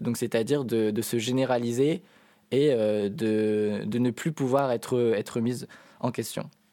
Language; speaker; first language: French; native; French